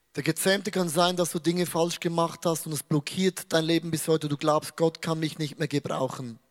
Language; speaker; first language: German; native; German